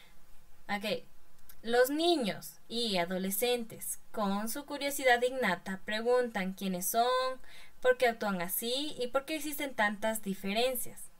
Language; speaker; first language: Spanish; non-native, fluent; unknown